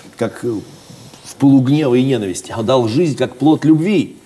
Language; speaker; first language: Russian; native; Russian